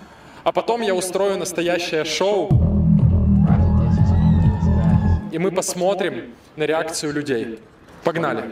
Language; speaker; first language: Russian; native; Russian